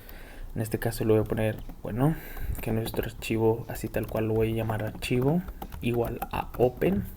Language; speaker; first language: Spanish; native; Spanish